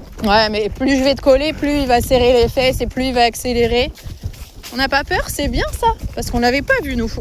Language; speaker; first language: French; native; French